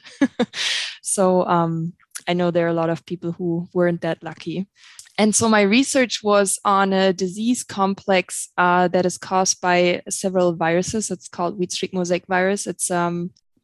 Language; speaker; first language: English; non-native, fluent; German